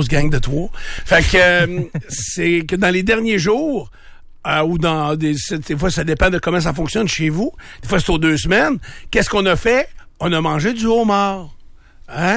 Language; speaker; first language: French; native; French